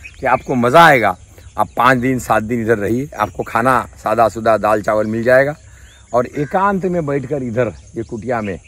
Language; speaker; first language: Hindi; native; Hindi